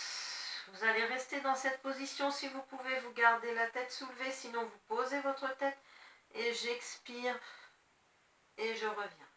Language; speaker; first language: French; native; French